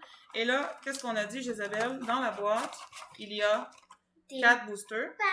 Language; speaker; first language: French; native; French